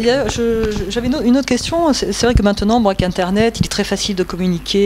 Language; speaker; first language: French; native; French